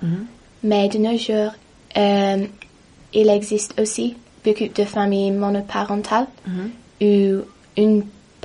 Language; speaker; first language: French; non-native, learner; English